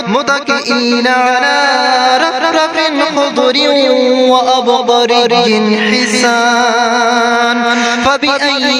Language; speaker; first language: Arabic; native; Arabic